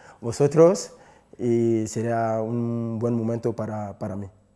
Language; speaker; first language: Spanish; non-native, learner; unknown